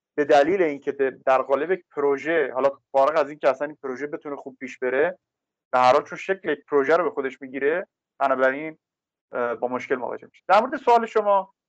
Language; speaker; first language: Persian; native; Persian